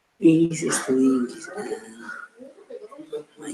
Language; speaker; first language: English; non-native, learner; Spanish